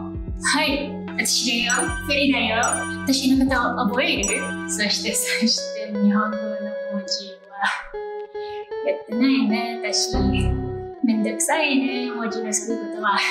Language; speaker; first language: Japanese; non-native, learner; English